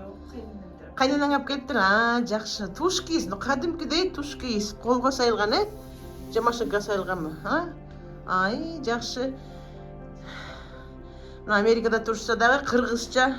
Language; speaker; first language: Kyrgyz; native; Kyrgyz